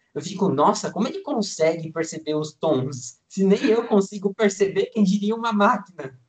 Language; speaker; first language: Portuguese; native; Portuguese